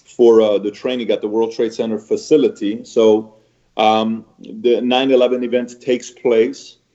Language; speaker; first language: English; early bilingual, other home language; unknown